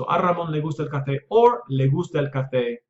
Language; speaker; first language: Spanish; non-native, fluent; English